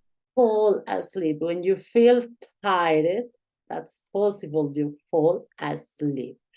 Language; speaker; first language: English; non-native, learner; Spanish